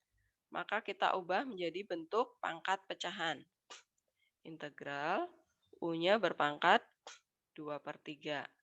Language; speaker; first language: Indonesian; native; Indonesian